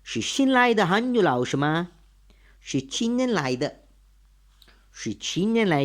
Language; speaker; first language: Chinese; non-native, learner; Malay